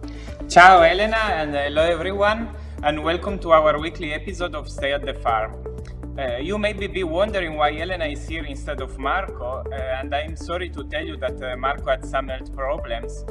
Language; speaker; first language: English; non-native, fluent; Italian